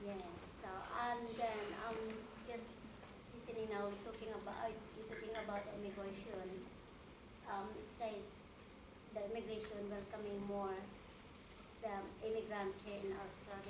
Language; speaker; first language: English; non-native, learner; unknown